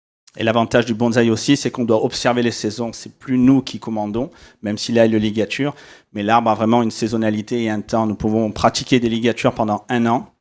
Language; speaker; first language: French; native; French